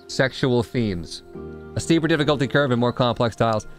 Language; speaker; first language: English; native; English